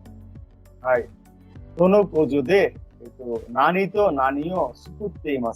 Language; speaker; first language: Japanese; non-native, fluent; Bangla